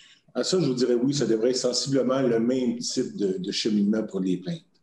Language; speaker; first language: French; native; French